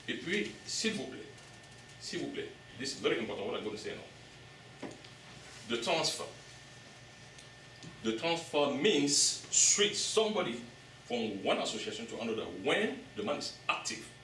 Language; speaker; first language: English; non-native, local second language; French